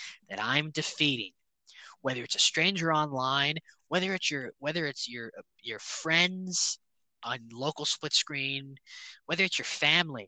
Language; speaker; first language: English; native; English